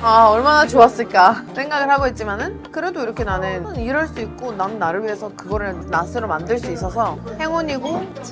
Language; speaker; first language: Korean; non-native, fluent; Georgian